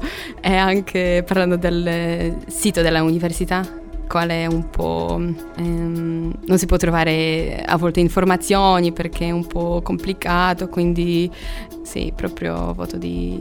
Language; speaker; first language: Italian; non-native, fluent; Polish